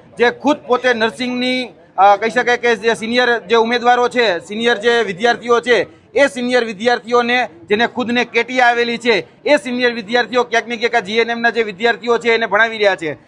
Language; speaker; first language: Gujarati; native; Gujarati